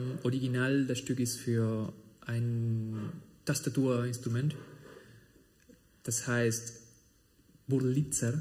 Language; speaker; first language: German; non-native, fluent; Spanish